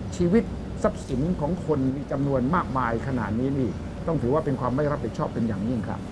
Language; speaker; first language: Thai; native; Thai